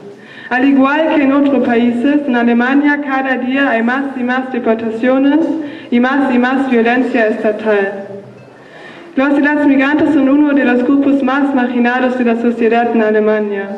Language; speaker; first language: Spanish; non-native, learner; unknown